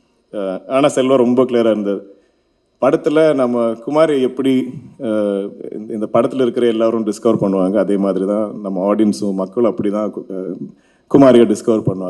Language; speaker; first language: Tamil; non-native, local second language; Malayalam